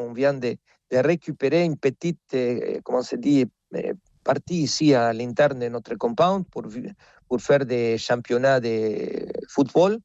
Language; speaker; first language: French; non-native, fluent; Spanish